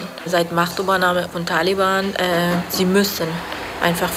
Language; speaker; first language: German; non-native, fluent; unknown